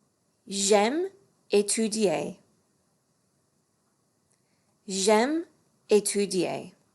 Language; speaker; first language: French; non-native, fluent; English